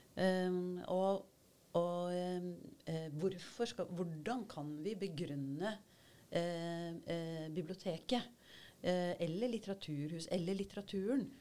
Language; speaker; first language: Norwegian; native; Norwegian